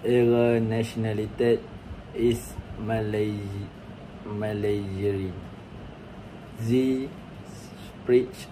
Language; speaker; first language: German; non-native, learner; Malay